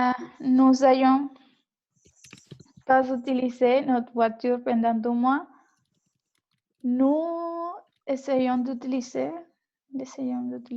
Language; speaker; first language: French; non-native, learner; Spanish